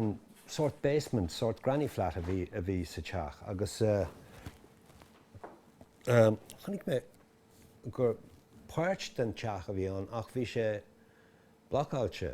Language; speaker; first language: Irish; non-native, local second language; English